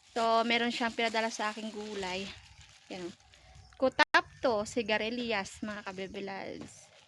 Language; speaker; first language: Filipino; non-native, local second language; Hiligaynon